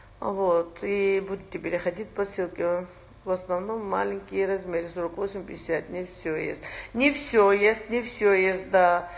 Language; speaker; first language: Russian; non-native, local second language; Georgian